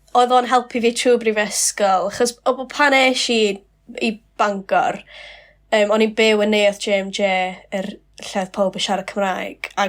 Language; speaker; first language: Welsh; non-native, local second language; English